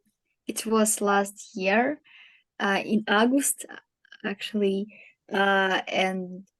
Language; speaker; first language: English; non-native, learner; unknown